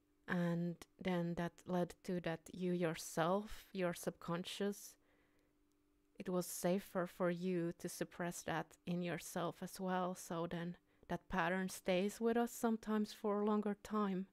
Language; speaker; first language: English; non-native, fluent; Finnish